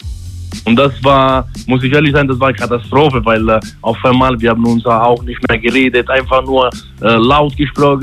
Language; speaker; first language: German; non-native, learner; Italian